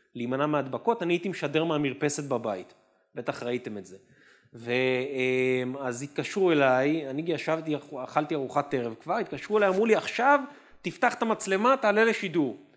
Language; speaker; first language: Hebrew; native; Hebrew